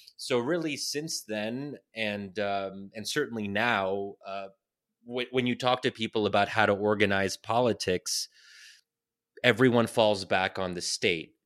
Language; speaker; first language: English; native; English